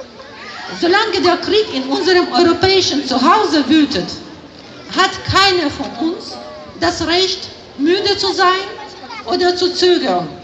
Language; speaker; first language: German; non-native, fluent; Ukrainian